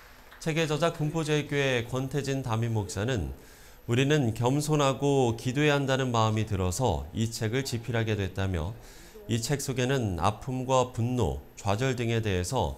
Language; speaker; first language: Korean; native; Korean